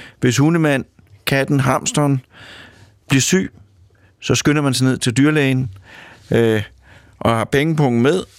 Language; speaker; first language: Danish; native; Danish